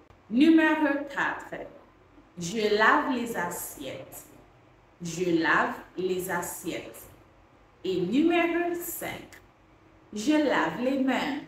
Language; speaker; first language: French; non-native, fluent; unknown